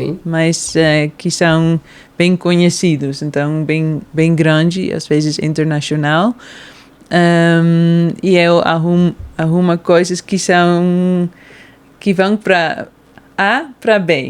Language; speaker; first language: Portuguese; non-native, fluent; Dutch